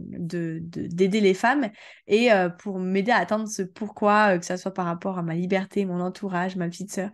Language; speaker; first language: French; native; French